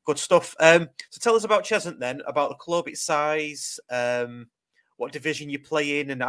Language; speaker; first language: English; native; English